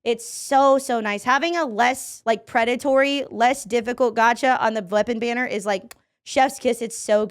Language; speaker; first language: English; native; English